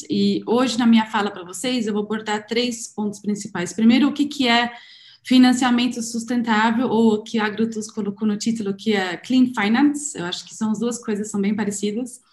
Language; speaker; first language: Portuguese; non-native, fluent; German